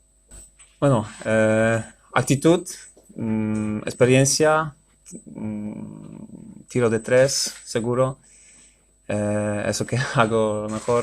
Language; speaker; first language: Spanish; non-native, fluent; Polish